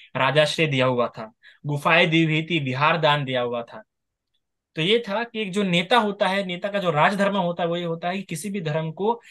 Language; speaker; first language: Hindi; non-native, local second language; Marathi